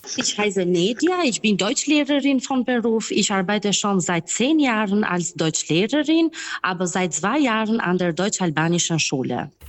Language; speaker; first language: German; non-native, fluent; Albanian